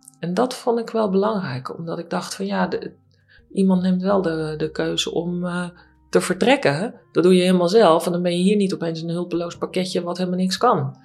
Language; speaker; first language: Dutch; native; Dutch